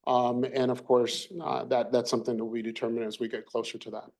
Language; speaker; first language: English; native; English